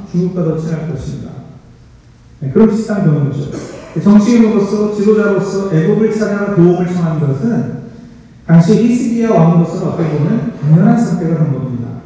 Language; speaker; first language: Korean; native; Korean